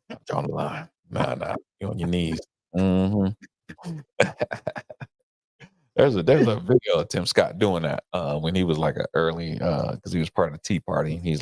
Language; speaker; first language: English; native; English